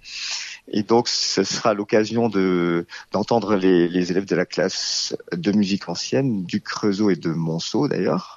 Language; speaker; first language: French; native; French